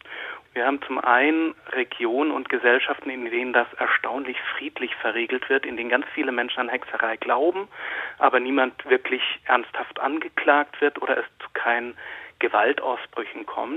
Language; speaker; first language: German; native; German